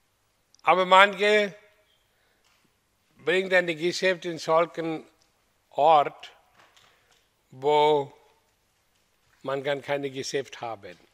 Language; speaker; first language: German; non-native, fluent; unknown